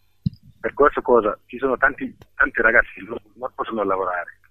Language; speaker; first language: Italian; non-native, fluent; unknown